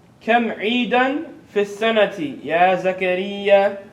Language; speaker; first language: Arabic; non-native, fluent; English